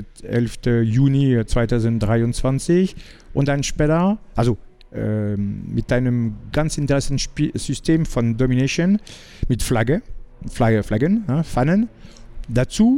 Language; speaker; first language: German; non-native, learner; French